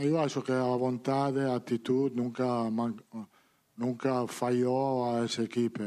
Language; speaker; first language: Portuguese; non-native, fluent; Italian